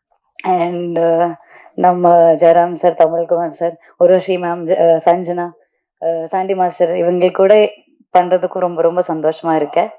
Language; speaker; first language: Tamil; non-native, learner; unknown